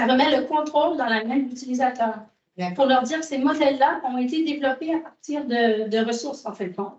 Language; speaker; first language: French; native; French